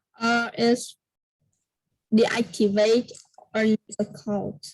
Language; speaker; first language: English; non-native, learner; Vietnamese